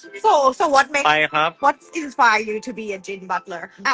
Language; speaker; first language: English; non-native, fluent; Thai